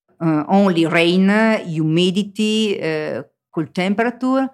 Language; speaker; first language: English; non-native, learner; Italian